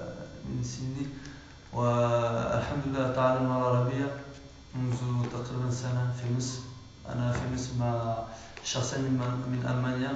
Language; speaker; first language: Arabic; non-native, learner; Turkish